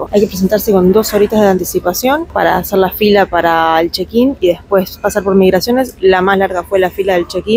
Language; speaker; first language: Spanish; native; Spanish